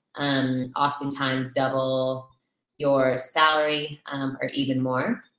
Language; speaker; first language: English; native; English